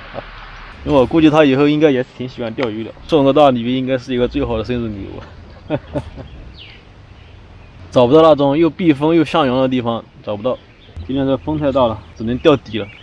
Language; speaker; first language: Chinese; native; Chinese